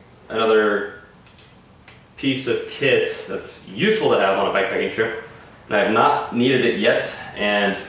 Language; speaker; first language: English; native; English